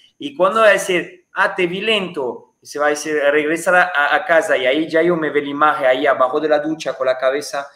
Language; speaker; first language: Spanish; non-native, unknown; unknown